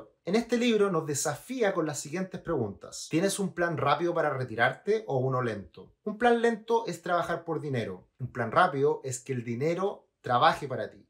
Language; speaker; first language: Spanish; native; Spanish